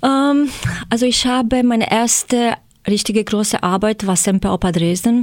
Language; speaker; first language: German; non-native, fluent; Croatian